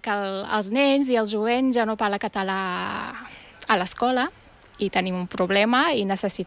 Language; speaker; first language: Catalan; non-native, fluent; Turkish